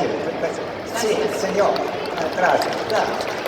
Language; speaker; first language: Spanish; non-native, learner; English